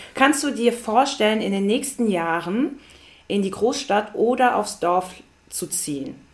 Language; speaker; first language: German; native; German